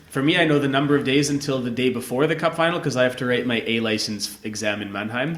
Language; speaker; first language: English; native; English